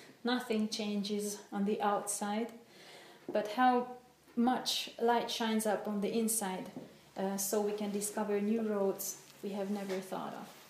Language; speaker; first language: English; non-native, fluent; Hungarian